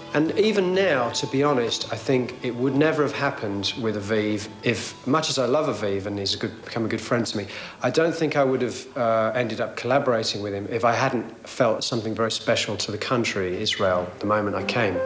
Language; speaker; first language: English; native; English